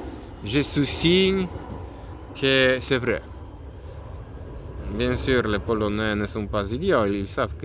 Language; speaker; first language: French; non-native, learner; Polish